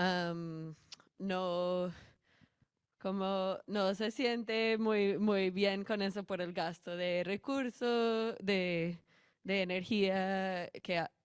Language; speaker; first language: Spanish; non-native, fluent; English